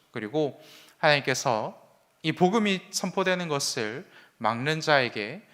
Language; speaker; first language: Korean; native; Korean